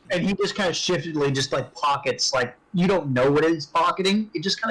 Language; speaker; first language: English; native; English